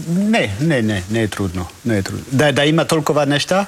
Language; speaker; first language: Bulgarian; non-native, learner; French